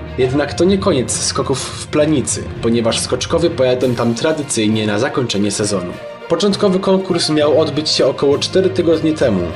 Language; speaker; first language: Polish; native; Polish